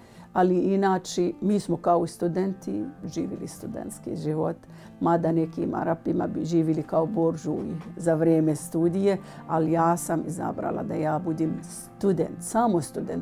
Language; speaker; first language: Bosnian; non-native, learner; Arabic